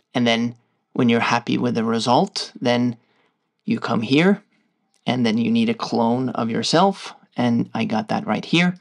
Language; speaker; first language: English; non-native, fluent; Norwegian